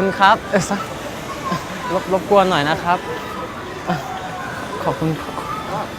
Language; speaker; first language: Thai; native; Thai